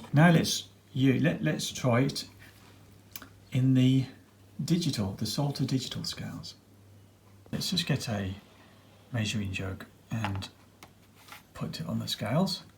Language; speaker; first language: English; native; English